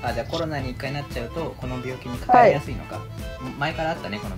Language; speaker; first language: Japanese; native; Japanese